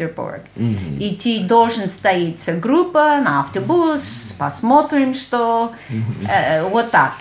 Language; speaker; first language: Russian; non-native, learner; English